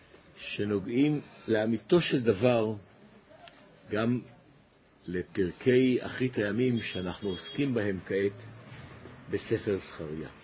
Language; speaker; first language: Hebrew; native; Hebrew